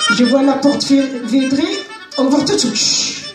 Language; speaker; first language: French; non-native, learner; Arabic